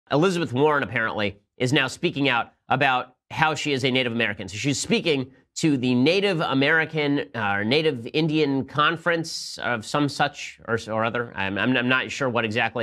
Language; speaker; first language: English; native; English